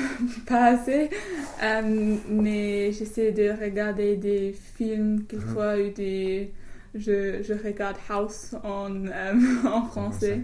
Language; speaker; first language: French; non-native, fluent; English